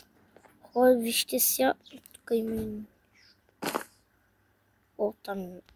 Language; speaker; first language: Bulgarian; non-native, local second language; Turkish